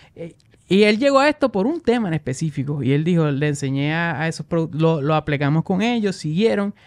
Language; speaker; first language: Spanish; native; Spanish